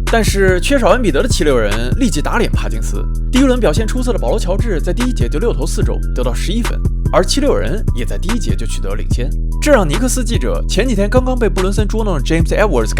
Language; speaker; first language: Chinese; native; Chinese